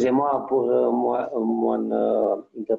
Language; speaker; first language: French; non-native, learner; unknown